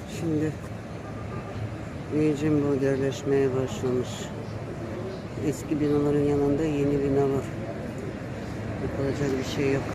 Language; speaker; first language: Turkish; early bilingual, heritage; Turkish